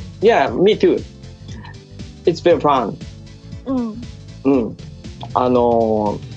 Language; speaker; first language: English; non-native, learner; Japanese